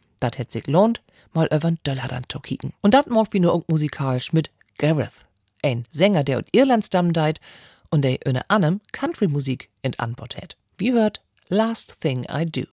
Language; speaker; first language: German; native; German